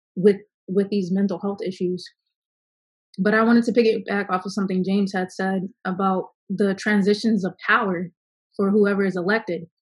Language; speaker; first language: English; native; English